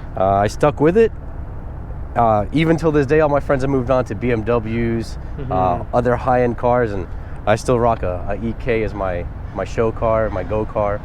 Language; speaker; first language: English; native; English